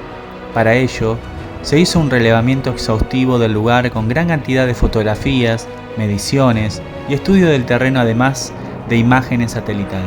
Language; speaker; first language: Spanish; native; Spanish